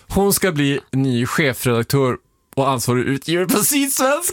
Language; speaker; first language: Swedish; native; Swedish